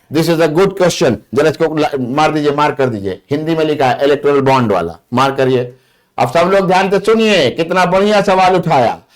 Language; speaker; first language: Hindi; native; Hindi